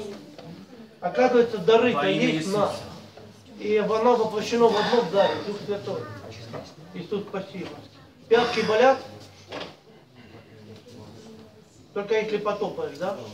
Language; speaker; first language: Russian; native; Russian